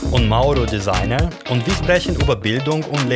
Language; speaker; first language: German; non-native, fluent; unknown